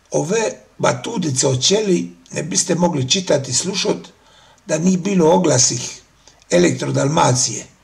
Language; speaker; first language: Serbian; native; Serbian